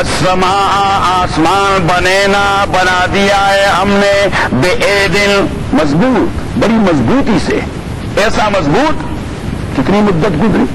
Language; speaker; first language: Urdu; non-native, local second language; Pashto